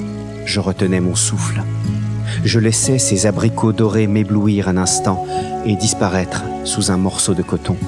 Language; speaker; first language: French; native; French